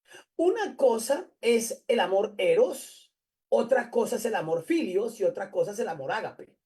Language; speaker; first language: Spanish; native; Spanish